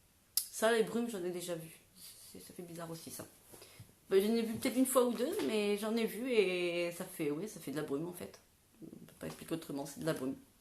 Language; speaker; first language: French; native; French